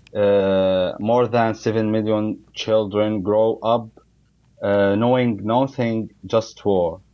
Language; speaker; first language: English; non-native, learner; Arabic